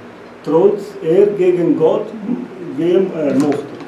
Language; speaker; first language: German; non-native, learner; Portuguese